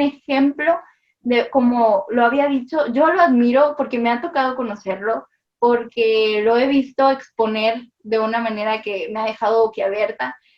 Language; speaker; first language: Spanish; native; Spanish